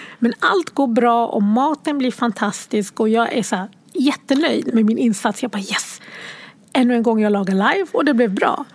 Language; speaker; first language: Swedish; early bilingual, other home language; Arabic